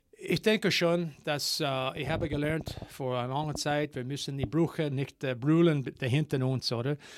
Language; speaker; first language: German; non-native, learner; English